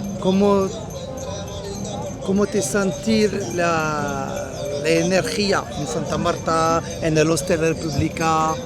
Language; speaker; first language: Spanish; non-native, learner; French